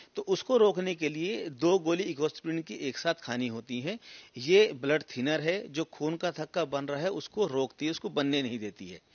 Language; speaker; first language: Hindi; native; Hindi